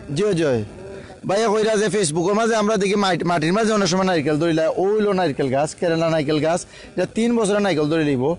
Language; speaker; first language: Bangla; native; Bangla